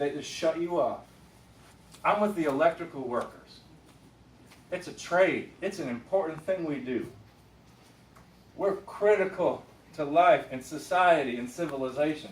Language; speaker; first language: English; native; English